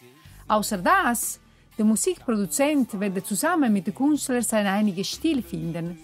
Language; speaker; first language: German; non-native, learner; Italian